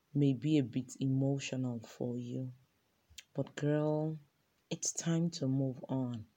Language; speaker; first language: English; non-native, local second language; Yoruba